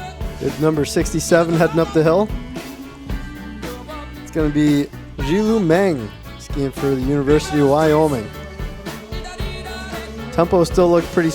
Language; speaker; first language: English; native; English